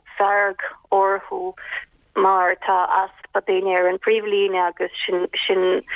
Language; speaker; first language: Irish; non-native, fluent; Ukrainian